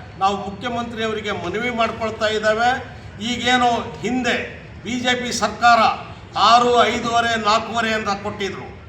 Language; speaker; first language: Kannada; non-native, local second language; Lambadi